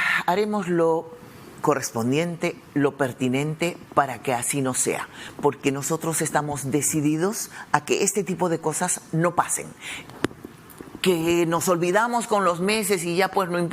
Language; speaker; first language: Spanish; native; Spanish